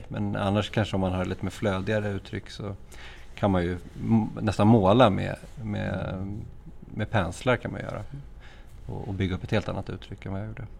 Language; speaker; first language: Swedish; native; Swedish